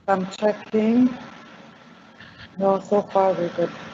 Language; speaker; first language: English; non-native, fluent; Arabic